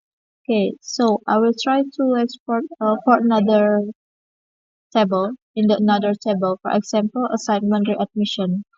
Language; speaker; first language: English; non-native, learner; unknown